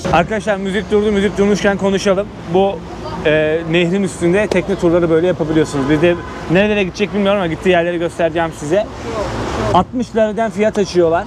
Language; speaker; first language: Turkish; native; Turkish